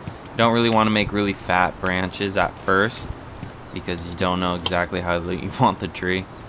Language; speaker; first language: English; native; English